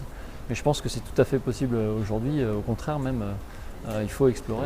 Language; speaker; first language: French; native; French